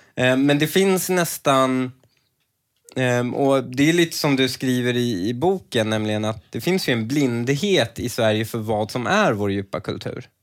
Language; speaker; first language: Swedish; early bilingual, other home language; Persian